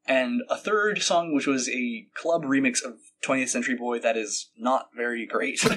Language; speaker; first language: English; native; English